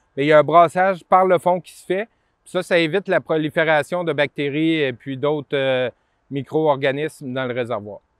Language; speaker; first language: French; native; French